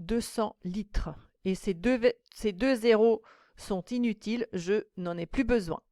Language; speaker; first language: French; native; French